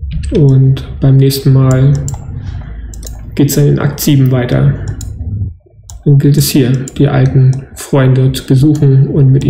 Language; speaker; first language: German; native; German